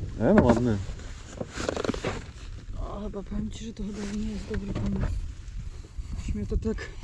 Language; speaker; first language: Polish; native; Polish